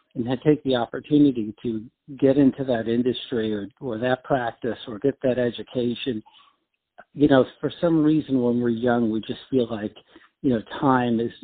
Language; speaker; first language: English; native; English